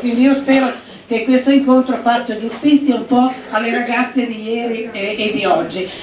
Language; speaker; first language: Italian; native; Italian